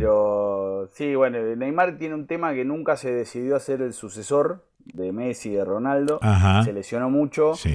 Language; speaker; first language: Spanish; native; Spanish